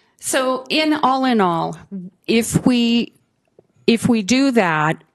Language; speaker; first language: English; native; English